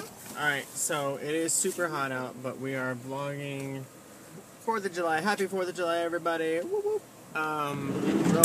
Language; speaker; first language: English; native; English